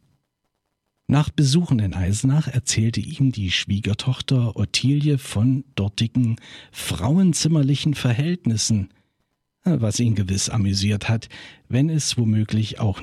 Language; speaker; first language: German; native; German